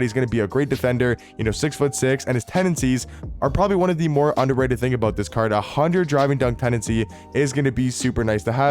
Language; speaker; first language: English; native; English